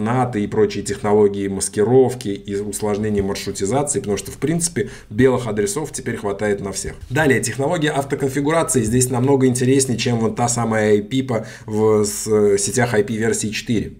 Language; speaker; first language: Russian; native; Russian